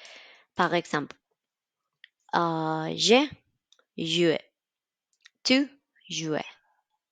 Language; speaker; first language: French; non-native, learner; Spanish